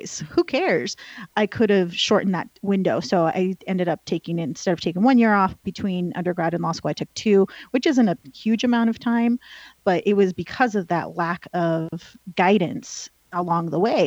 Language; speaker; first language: English; early bilingual, other home language; Spanish